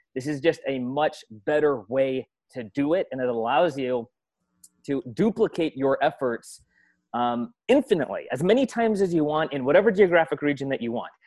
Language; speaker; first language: English; early bilingual, other home language; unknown